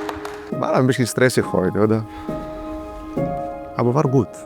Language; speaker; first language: German; non-native, learner; Greek